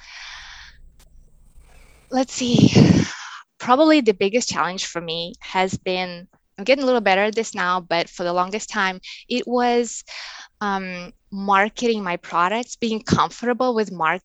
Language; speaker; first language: English; non-native, fluent; Russian